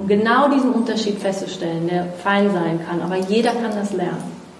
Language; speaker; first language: German; non-native, fluent; Portuguese